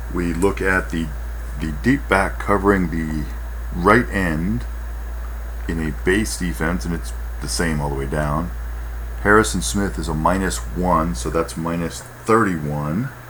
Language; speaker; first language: English; native; English